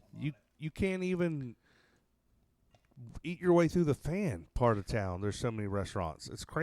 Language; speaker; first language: English; native; English